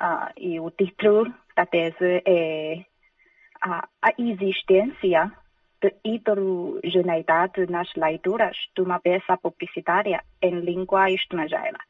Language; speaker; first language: Portuguese; non-native, fluent; Chinese